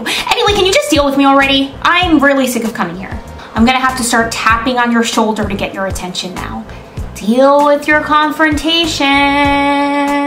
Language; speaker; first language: English; native; English